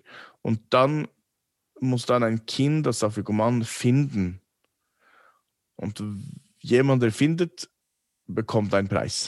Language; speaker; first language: German; non-native, fluent; English